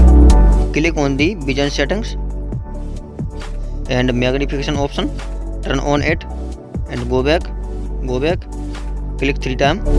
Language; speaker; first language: English; non-native, local second language; Hindi